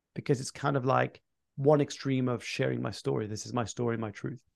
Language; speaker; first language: English; early bilingual, other home language; French